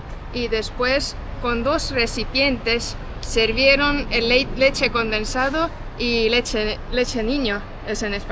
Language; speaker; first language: Spanish; non-native, fluent; Estonian